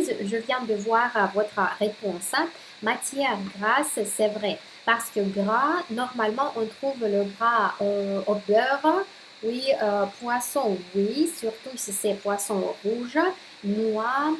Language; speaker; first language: French; non-native, fluent; Russian